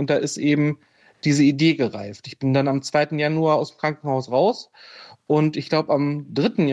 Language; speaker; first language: German; native; German